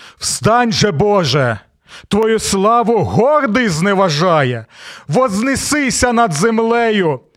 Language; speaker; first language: Ukrainian; non-native, local second language; Russian